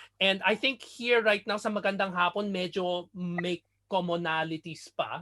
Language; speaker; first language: Filipino; native; Filipino